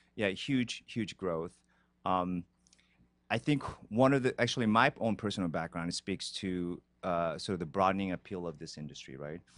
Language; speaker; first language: English; non-native, fluent; Korean